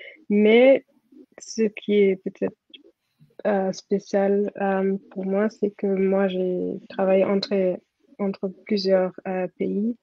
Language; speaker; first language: French; non-native, fluent; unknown